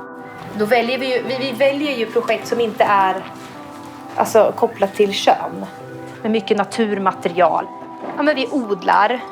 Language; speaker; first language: Swedish; native; Swedish